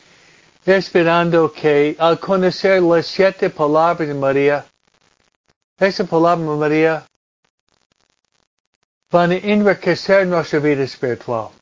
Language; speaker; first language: Spanish; non-native, fluent; English